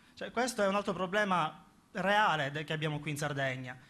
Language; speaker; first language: Italian; native; Italian